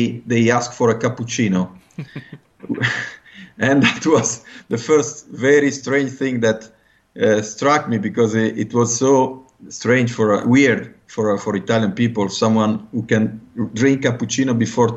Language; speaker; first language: English; non-native, fluent; Italian